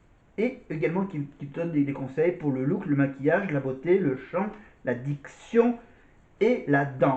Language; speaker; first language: French; native; French